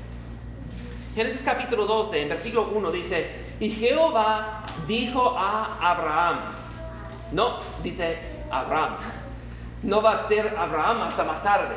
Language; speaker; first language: Spanish; non-native, fluent; English